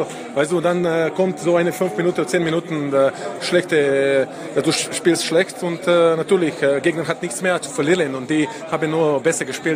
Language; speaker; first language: German; non-native, learner; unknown